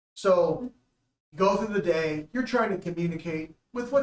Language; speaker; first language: English; native; English